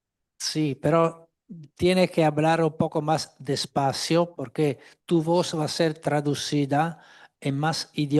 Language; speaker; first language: Spanish; non-native, fluent; Italian